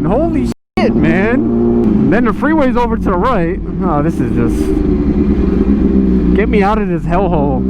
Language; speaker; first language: English; native; English